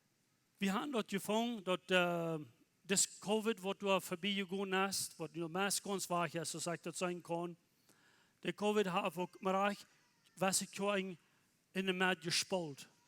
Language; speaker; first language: German; non-native, learner; Plautdietsch